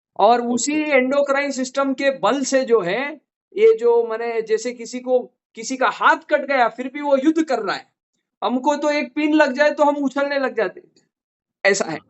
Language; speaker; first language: Hindi; non-native, local second language; Marathi